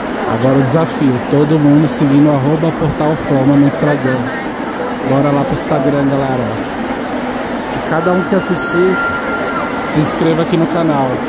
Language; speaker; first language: Portuguese; native; Portuguese